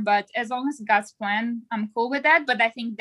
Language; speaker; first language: English; non-native, fluent; Russian